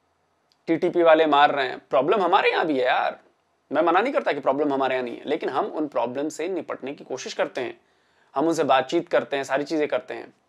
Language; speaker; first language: Hindi; native; Hindi